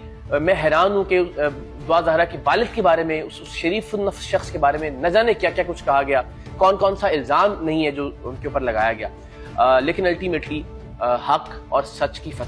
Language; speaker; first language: Urdu; native; Urdu